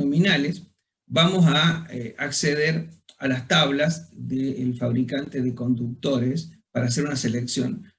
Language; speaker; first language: Spanish; native; Spanish